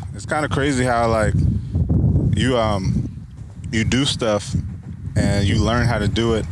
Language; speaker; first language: English; native; English